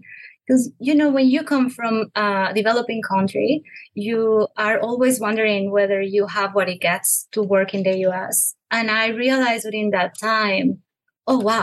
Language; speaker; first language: English; non-native, fluent; Spanish